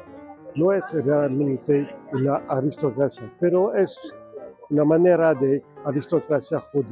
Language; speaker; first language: Spanish; non-native, fluent; French